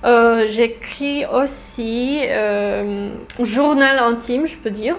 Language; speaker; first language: French; non-native, learner; English